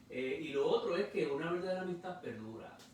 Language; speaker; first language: Spanish; native; Spanish